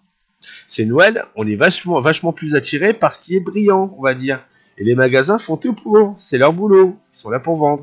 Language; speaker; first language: French; native; French